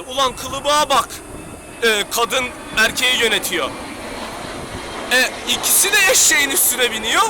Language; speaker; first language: Turkish; native; Turkish